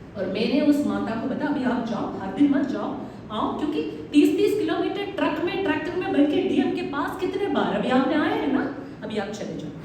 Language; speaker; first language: Hindi; non-native, local second language; Malayalam